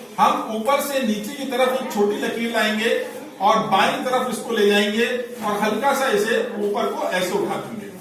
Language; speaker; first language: Hindi; native; Hindi